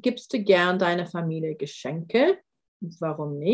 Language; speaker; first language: German; non-native, fluent; English